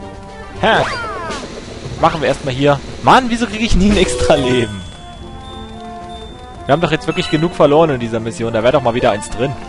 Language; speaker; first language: German; native; German